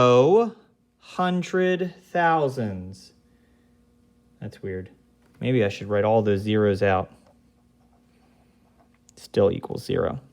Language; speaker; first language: English; native; English